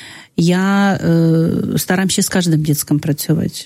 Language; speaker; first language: Polish; non-native, fluent; Russian